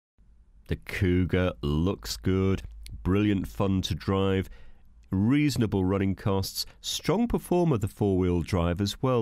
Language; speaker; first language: English; native; English